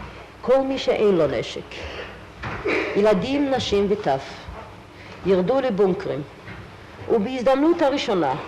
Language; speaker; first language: Hebrew; non-native, fluent; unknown